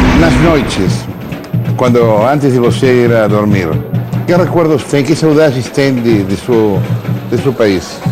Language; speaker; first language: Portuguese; non-native, learner; Spanish